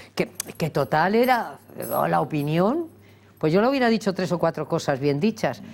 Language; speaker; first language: Spanish; native; Spanish